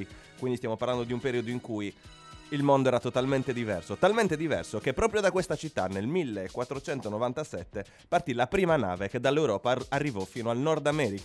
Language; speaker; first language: Italian; native; Italian